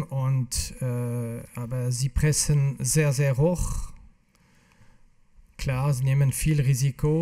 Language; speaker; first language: German; non-native, local second language; French